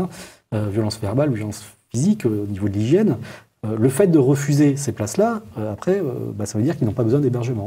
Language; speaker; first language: French; native; French